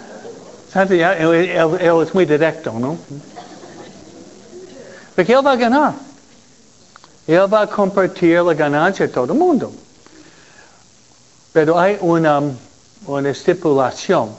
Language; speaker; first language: Spanish; non-native, fluent; English